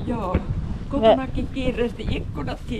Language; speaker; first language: Finnish; native; Finnish